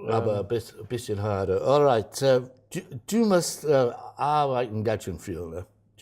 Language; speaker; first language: German; non-native, fluent; English